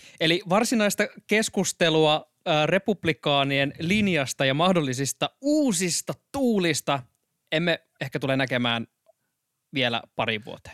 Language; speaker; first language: Finnish; native; Finnish